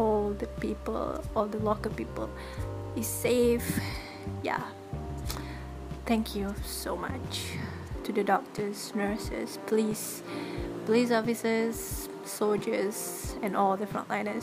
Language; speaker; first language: English; non-native, local second language; Malay